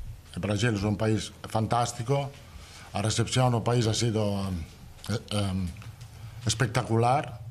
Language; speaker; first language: Portuguese; non-native, fluent; Italian